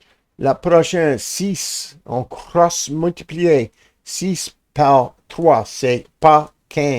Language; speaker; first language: French; non-native, learner; English